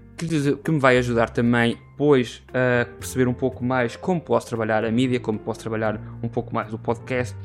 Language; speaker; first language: English; non-native, learner; Portuguese